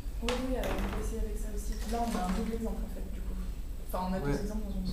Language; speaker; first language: French; native; French